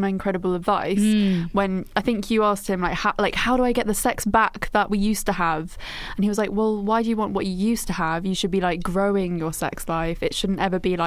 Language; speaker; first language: English; native; English